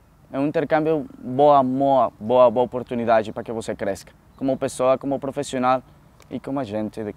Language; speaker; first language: Portuguese; non-native, fluent; Spanish